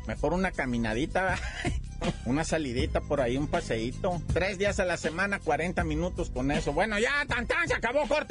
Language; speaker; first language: Spanish; native; Spanish